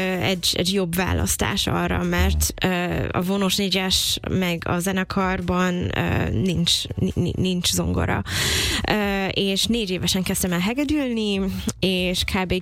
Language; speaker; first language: Hungarian; non-native, fluent; English